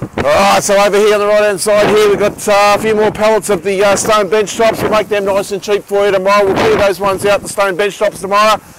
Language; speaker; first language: English; native; English